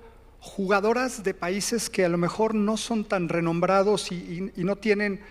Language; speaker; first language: Spanish; native; Spanish